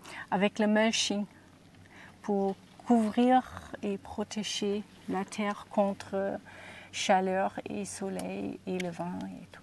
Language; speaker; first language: French; non-native, learner; German